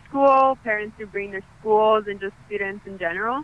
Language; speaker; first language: English; native; English